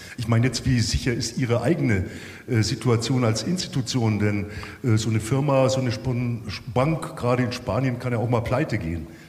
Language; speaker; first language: German; native; German